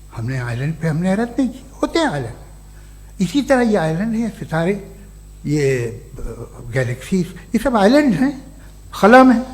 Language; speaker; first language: Urdu; native; Urdu